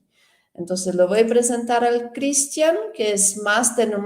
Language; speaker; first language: Spanish; non-native, fluent; Portuguese